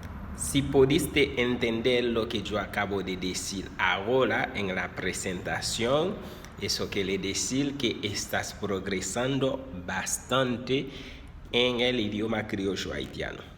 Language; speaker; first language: Spanish; non-native, fluent; Haitian Creole